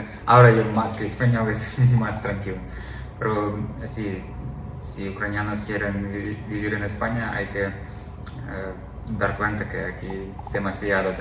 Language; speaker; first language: Spanish; non-native, learner; Ukrainian